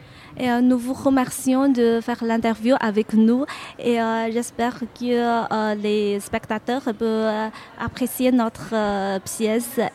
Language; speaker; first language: French; non-native, fluent; Chinese